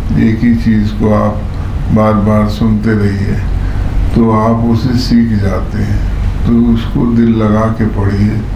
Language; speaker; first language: Urdu; native; Urdu